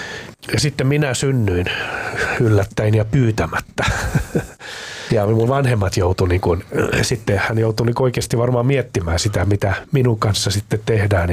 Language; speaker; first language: Finnish; native; Finnish